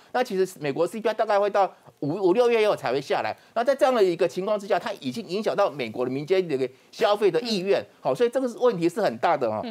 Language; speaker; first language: Chinese; native; Chinese